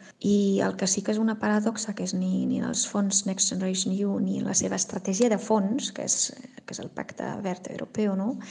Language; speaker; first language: Catalan; non-native, fluent; German